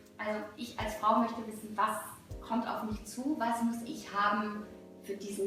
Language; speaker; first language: German; native; German